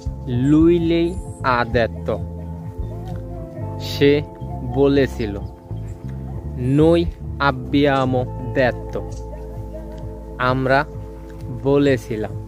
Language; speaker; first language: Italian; non-native, fluent; Bangla